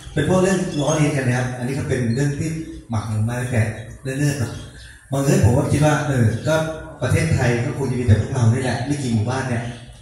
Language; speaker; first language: Thai; non-native, local second language; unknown